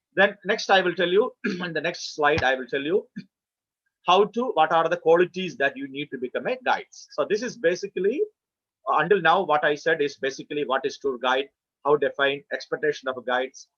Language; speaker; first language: English; non-native, local second language; Malayalam